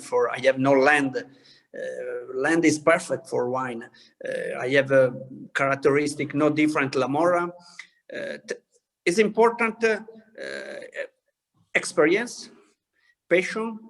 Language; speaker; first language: English; non-native, learner; Italian